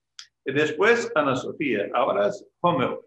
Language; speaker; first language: Portuguese; non-native, learner; Spanish